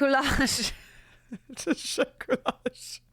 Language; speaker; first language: Turkish; non-native, learner; English